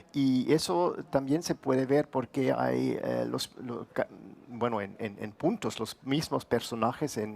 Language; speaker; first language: Spanish; non-native, fluent; German